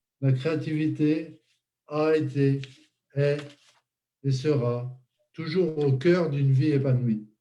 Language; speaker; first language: French; native; French